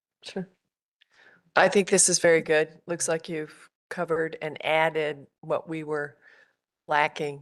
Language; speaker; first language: English; native; English